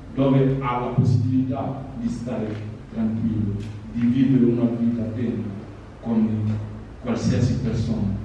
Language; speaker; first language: Italian; non-native, fluent; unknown